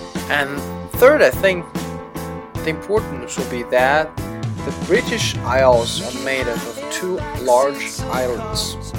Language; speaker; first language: English; non-native, fluent; Chinese